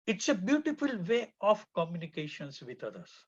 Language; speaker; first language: English; non-native, local second language; Gujarati